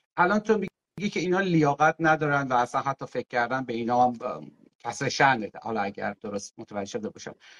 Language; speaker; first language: Persian; native; Persian